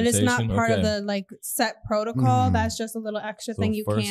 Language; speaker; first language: English; native; English